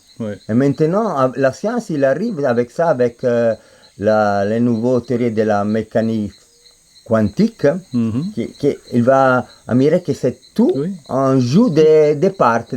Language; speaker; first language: French; non-native, fluent; Spanish